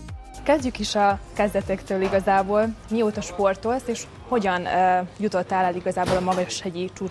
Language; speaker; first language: Hungarian; native; Hungarian